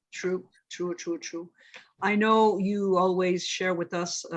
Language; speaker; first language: English; non-native, fluent; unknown